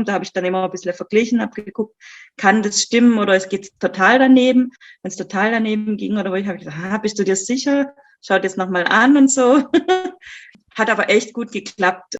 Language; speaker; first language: German; native; German